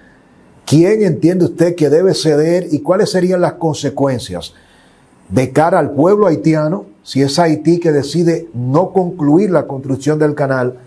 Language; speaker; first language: Spanish; native; Spanish